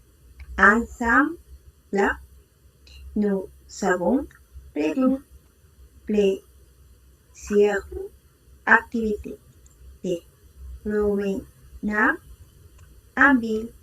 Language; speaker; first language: French; non-native, learner; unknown